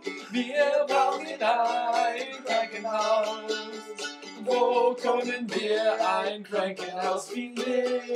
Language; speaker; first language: German; non-native, learner; English